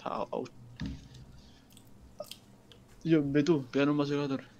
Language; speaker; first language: Spanish; native; Spanish